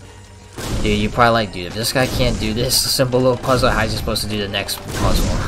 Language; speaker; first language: English; native; English